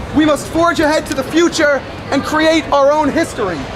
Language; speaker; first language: English; native; English